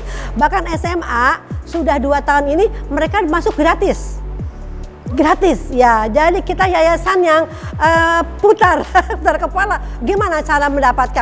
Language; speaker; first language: Indonesian; native; Indonesian